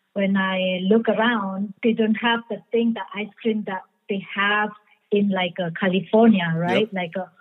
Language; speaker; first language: English; non-native, fluent; Indonesian